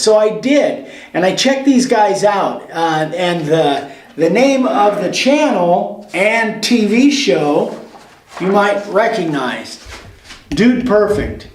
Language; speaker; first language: English; native; English